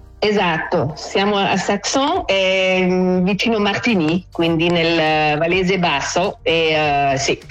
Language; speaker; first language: Italian; non-native, local second language; French